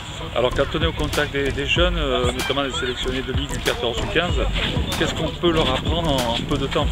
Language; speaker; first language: French; native; French